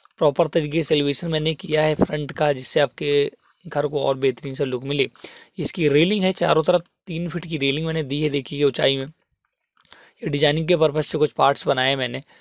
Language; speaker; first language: Hindi; native; Hindi